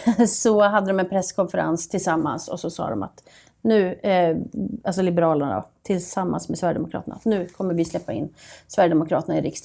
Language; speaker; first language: Swedish; native; Swedish